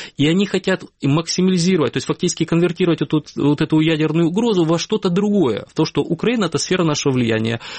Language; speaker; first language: Russian; native; Russian